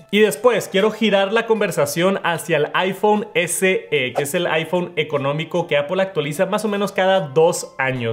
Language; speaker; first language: Spanish; native; Spanish